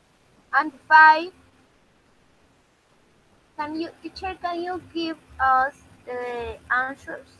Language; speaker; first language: English; non-native, learner; Spanish